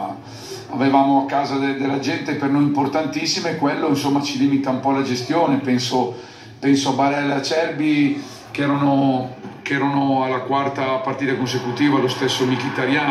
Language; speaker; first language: Italian; native; Italian